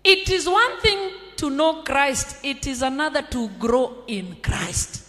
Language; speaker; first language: English; non-native, local second language; Swahili